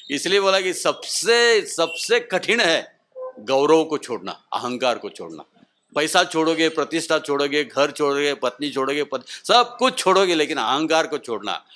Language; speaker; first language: Hindi; non-native, local second language; Marathi